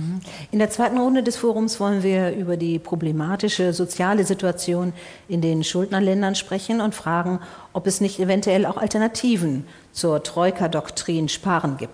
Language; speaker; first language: German; native; German